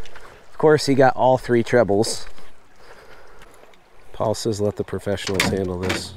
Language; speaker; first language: English; native; English